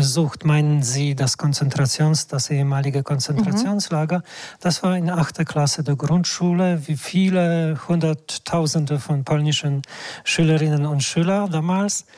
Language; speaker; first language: German; non-native, fluent; Polish